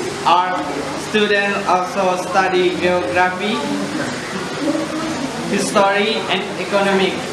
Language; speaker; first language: English; non-native, learner; Indonesian